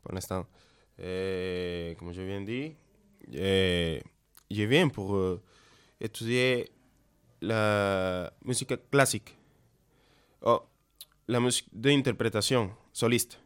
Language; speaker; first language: French; non-native, learner; Spanish